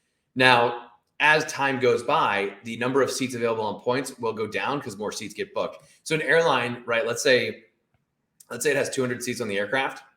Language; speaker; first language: English; native; English